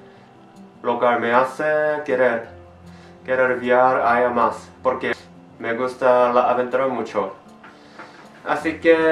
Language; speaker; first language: Spanish; non-native, learner; Korean